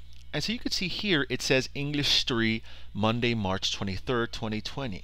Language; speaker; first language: English; early bilingual, other home language; Spanish